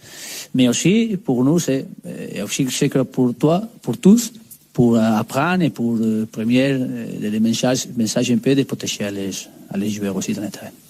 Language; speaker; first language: French; non-native, learner; Spanish